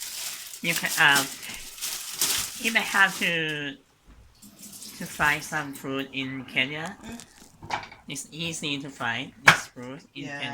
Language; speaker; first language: English; non-native, learner; Thai